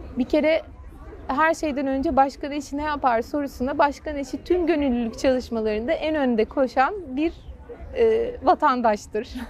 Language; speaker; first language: Turkish; native; Turkish